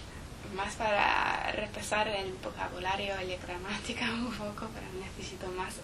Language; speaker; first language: Spanish; non-native, learner; English